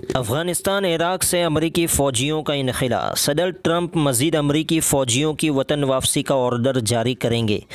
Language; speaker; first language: Urdu; native; Urdu